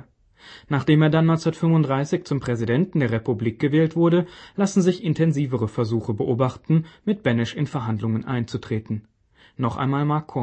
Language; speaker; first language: German; native; German